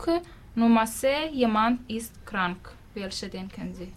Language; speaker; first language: German; non-native, learner; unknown